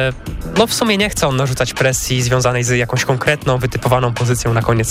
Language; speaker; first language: Polish; native; Polish